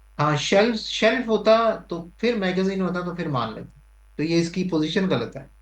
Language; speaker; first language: Urdu; non-native, local second language; Punjabi